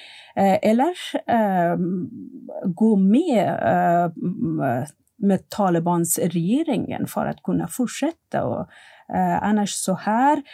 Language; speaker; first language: Swedish; non-native, fluent; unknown